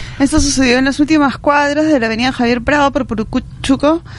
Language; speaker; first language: Spanish; native; Spanish